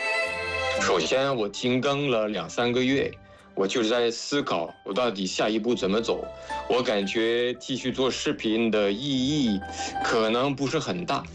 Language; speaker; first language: Chinese; non-native, fluent; French